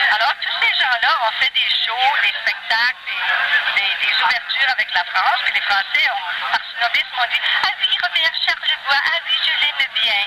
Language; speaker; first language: French; native; French